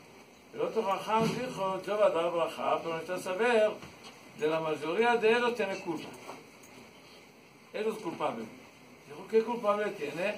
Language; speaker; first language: Spanish; non-native, learner; Hebrew